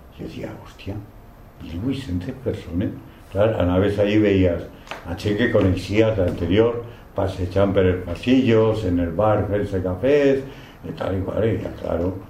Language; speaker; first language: Catalan; non-native, local second language; Spanish